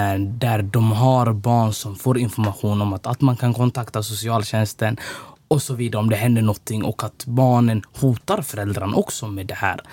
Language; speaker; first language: Swedish; early bilingual, other home language; Somali